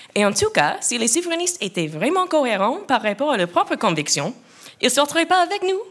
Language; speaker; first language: French; non-native, local second language; English